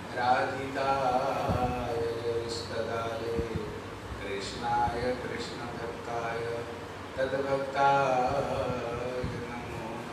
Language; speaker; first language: Hindi; non-native, local second language; Bangla